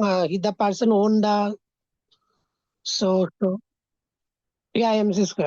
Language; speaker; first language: English; non-native, fluent; Bangla